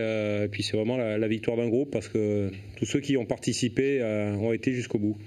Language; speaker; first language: French; native; French